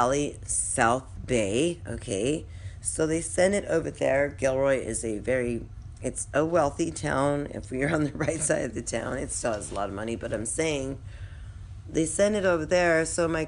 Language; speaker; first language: English; native; English